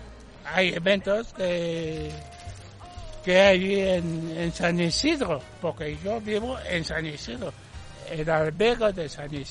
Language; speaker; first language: Spanish; non-native, fluent; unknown